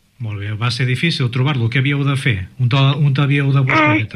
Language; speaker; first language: Catalan; native; Catalan